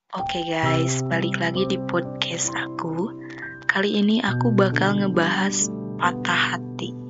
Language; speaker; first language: Indonesian; non-native, local second language; Sundanese